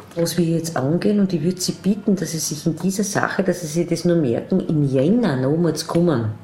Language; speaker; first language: German; native; German